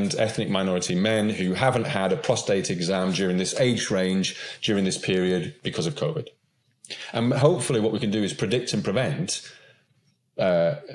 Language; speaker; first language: English; native; English